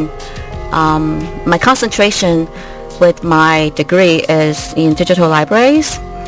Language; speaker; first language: English; non-native, fluent; Chinese